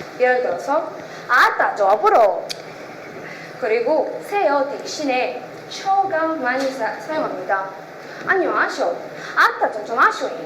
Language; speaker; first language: Korean; non-native, learner; Arabic